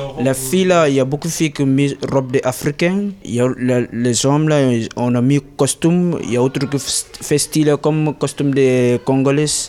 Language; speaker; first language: French; non-native, learner; Upper Guinea Crioulo